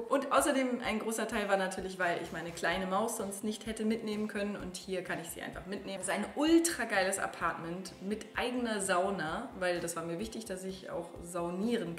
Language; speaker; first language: German; native; German